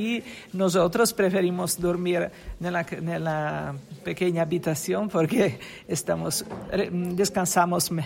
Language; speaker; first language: Spanish; non-native, learner; Italian